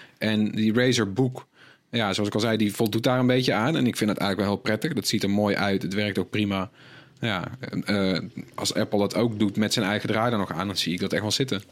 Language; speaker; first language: Dutch; native; Dutch